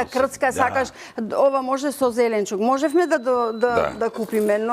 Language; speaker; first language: Macedonian; native; Macedonian